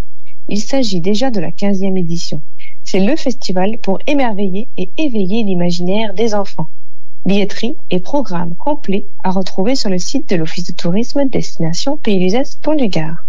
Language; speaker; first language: French; native; French